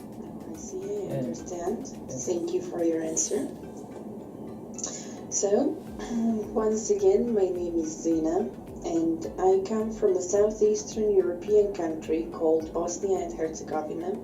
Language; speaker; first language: English; non-native, fluent; Bosnian